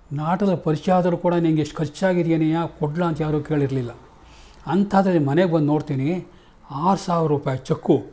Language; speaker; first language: Kannada; native; Kannada